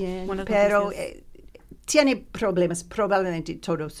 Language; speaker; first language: Spanish; non-native, learner; English